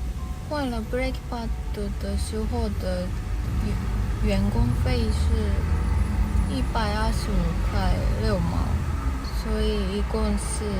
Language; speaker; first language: Chinese; non-native, fluent; Japanese